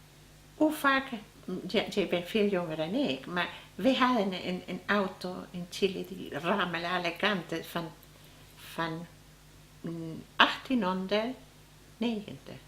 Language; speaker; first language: Dutch; non-native, learner; Spanish